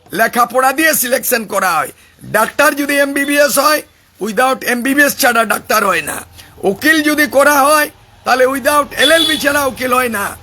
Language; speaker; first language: Bangla; non-native, local second language; Santali